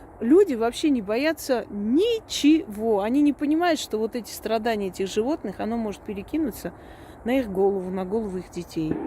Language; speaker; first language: Russian; non-native, local second language; Armenian